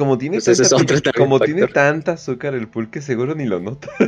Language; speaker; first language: Spanish; native; Spanish